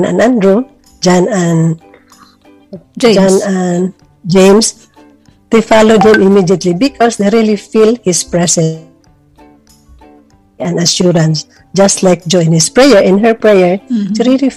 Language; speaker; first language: English; non-native, local second language; Cebuano